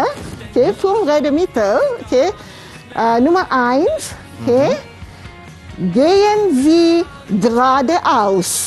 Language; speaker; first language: German; non-native, fluent; Malay